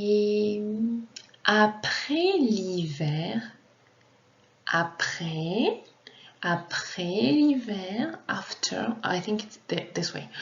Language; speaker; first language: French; non-native, fluent; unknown